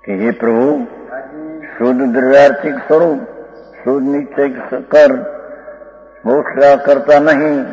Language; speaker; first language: Hindi; non-native, local second language; Gujarati